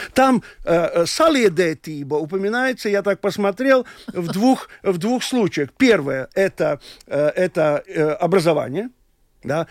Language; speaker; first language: Russian; non-native, local second language; Latvian